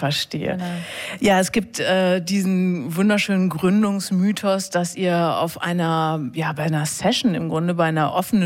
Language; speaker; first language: German; native; German